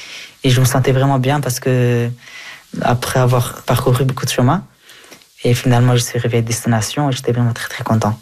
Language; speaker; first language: French; early bilingual, other home language; Persian